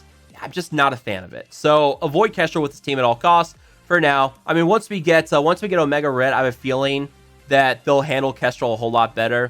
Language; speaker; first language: English; native; English